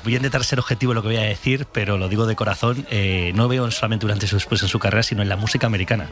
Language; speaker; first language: Spanish; native; Spanish